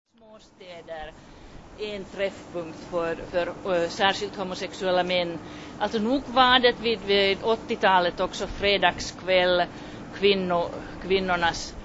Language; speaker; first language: Swedish; non-native, local second language; Finnish